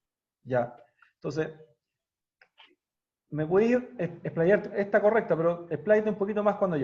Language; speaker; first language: Spanish; native; Spanish